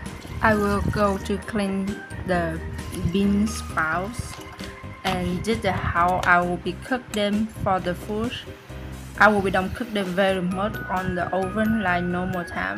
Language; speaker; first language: English; non-native, learner; Vietnamese